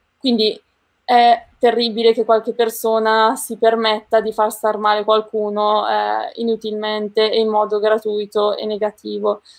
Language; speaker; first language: Italian; native; Italian